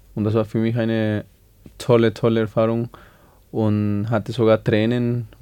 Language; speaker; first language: German; non-native, learner; Spanish